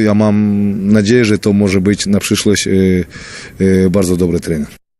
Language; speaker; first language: Polish; non-native, fluent; Russian